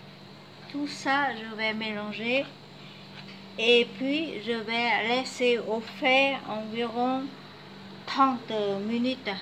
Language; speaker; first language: French; non-native, fluent; Vietnamese